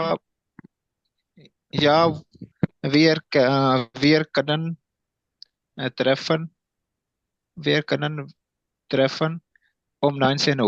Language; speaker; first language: German; non-native, learner; Urdu